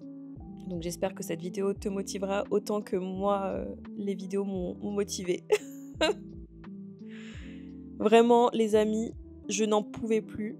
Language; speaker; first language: French; native; French